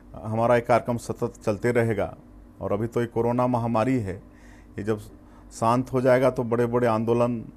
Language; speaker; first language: Hindi; native; Hindi